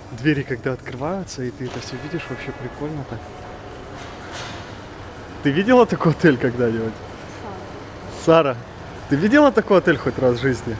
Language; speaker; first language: Russian; native; Russian